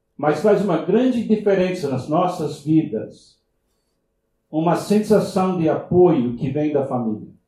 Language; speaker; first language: Portuguese; non-native, fluent; English